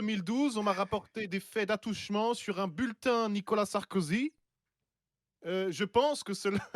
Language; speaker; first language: French; native; French